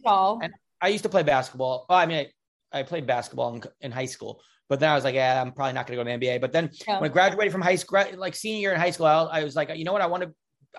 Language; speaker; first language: English; native; English